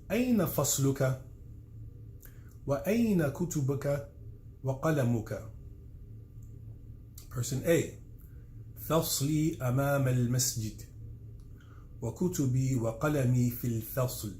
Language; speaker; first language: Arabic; non-native, fluent; English